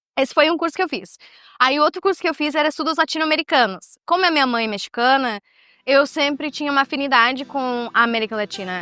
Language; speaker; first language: Portuguese; non-native, fluent; Spanish